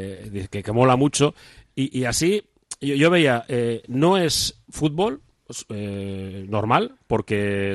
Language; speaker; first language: Spanish; native; Spanish